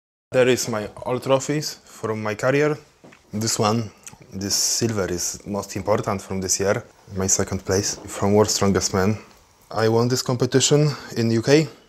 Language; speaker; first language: English; non-native, learner; Polish